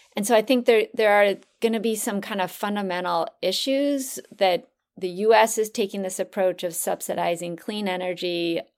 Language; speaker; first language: English; native; English